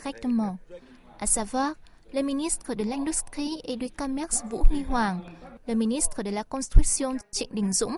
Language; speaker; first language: French; non-native, fluent; Vietnamese